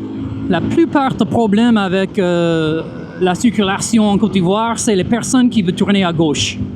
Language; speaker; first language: French; non-native, fluent; English